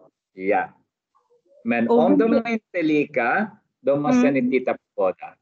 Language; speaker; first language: Swedish; non-native, learner; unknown